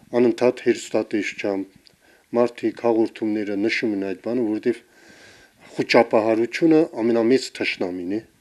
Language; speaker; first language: Armenian; native; Armenian